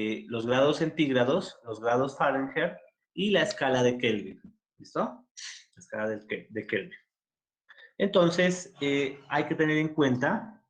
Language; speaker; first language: Spanish; native; Spanish